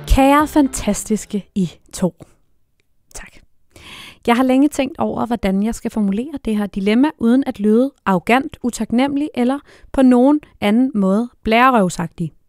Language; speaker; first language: Danish; native; Danish